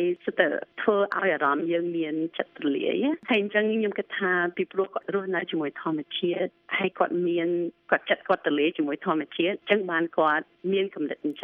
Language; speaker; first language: Khmer; early bilingual, heritage; Khmer